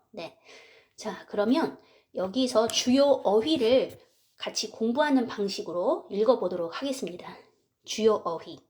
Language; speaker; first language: Korean; native; Korean